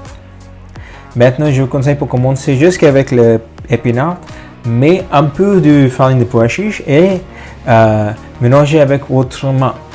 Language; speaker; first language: French; non-native, fluent; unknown